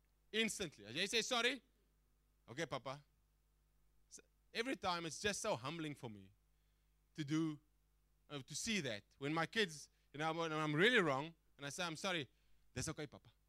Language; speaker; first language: English; non-native, local second language; Afrikaans